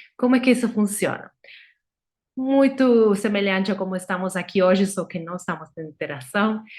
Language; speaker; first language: Portuguese; non-native, fluent; Spanish